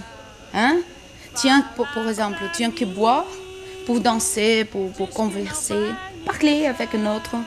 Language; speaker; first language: French; non-native, learner; Portuguese